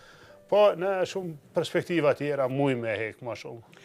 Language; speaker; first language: Albanian; native; Albanian